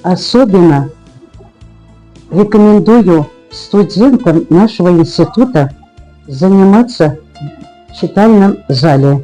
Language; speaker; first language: Russian; non-native, local second language; Uzbek